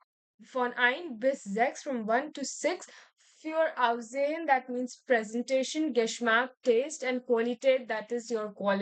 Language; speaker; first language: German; non-native, learner; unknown